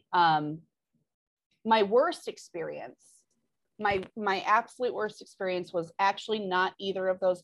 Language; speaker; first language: English; native; English